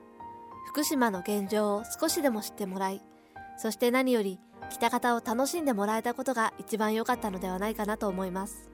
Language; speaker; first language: Japanese; native; Japanese